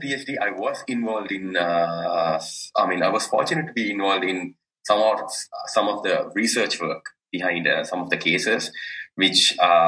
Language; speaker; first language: English; non-native, local second language; Sinhala